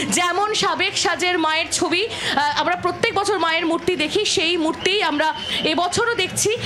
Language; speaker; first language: Bangla; native; Bangla